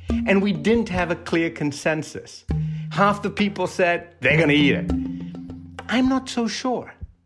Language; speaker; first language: English; non-native, local second language; Tamil